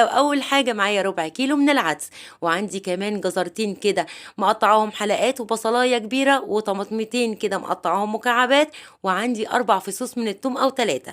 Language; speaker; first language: Arabic; native; Arabic